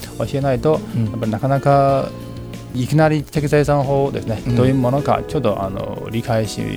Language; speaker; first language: Japanese; non-native, fluent; Chinese